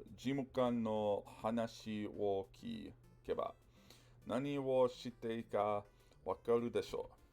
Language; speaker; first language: Japanese; non-native, learner; English